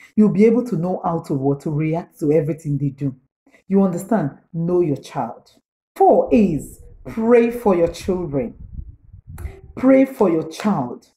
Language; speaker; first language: English; non-native, local second language; Igbo